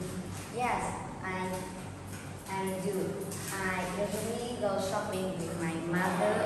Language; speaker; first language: English; non-native, learner; Vietnamese